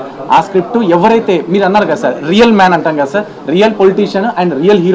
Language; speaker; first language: Telugu; native; Telugu